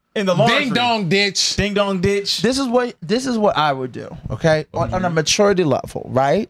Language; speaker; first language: English; native; English